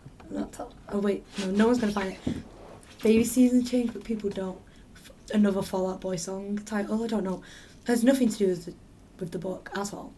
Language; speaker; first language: English; native; English